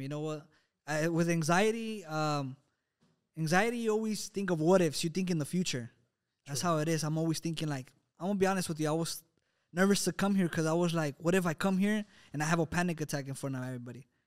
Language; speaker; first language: English; native; English